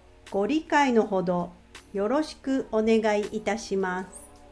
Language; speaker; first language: Japanese; native; Japanese